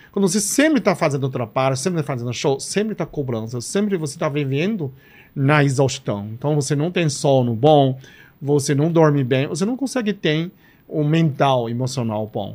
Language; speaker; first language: Portuguese; non-native, fluent; Chinese